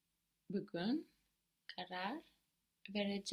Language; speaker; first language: Turkish; non-native, learner; English